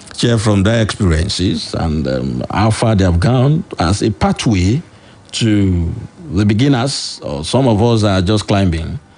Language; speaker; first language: English; non-native, local second language; Yoruba